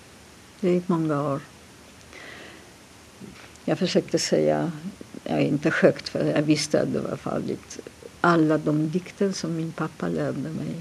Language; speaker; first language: Swedish; non-native, fluent; Polish